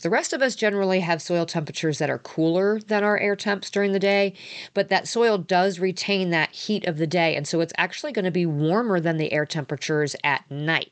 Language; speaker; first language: English; native; English